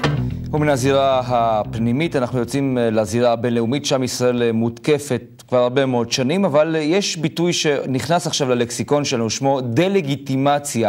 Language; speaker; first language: Hebrew; native; Hebrew